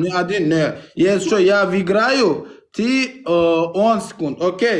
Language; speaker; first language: Russian; non-native, learner; Turkmen